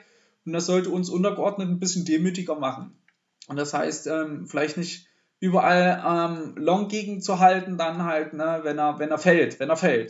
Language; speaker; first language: German; native; German